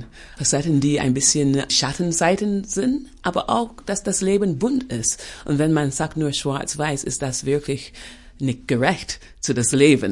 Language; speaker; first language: German; non-native, fluent; English